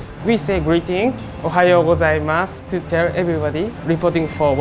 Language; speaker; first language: English; non-native, learner; Japanese